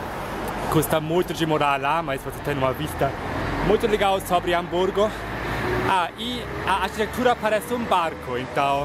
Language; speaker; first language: Portuguese; non-native, fluent; German